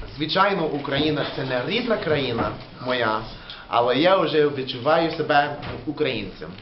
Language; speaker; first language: Ukrainian; non-native, learner; English